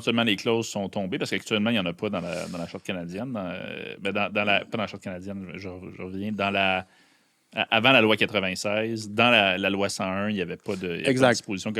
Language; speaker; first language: French; native; French